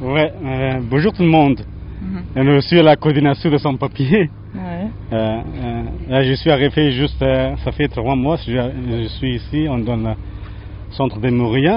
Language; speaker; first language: French; non-native, learner; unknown